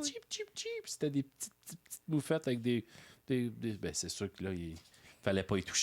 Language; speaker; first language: French; native; French